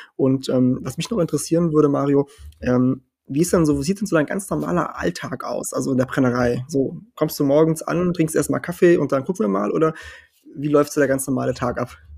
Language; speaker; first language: German; early bilingual, heritage; German